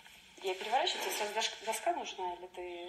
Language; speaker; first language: Russian; native; Russian